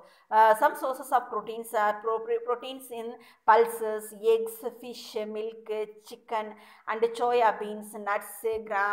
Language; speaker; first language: English; non-native, local second language; Tamil